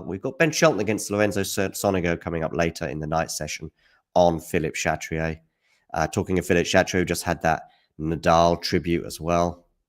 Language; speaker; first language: English; native; English